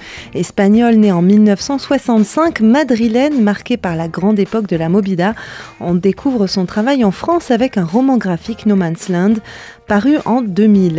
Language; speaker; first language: French; native; French